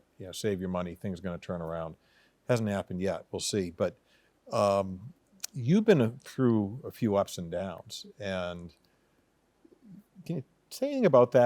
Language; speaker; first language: English; native; English